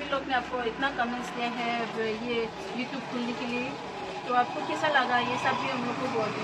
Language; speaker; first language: Hindi; non-native, local second language; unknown